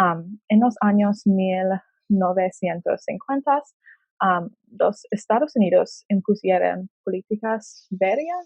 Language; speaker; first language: Spanish; non-native, learner; English